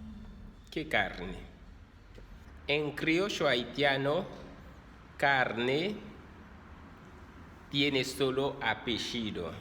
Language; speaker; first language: Spanish; non-native, fluent; Haitian Creole